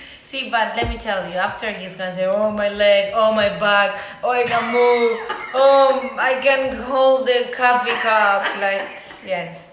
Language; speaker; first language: English; non-native, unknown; Spanish